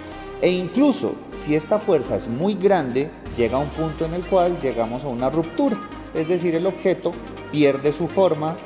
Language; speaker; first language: Spanish; native; Spanish